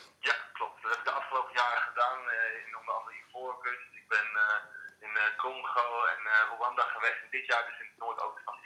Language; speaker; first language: Dutch; native; Dutch